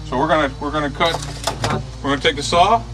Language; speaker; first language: English; native; English